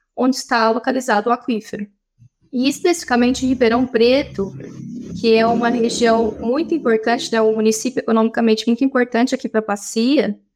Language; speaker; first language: Portuguese; native; Portuguese